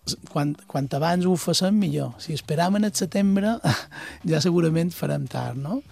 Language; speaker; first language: Catalan; native; Catalan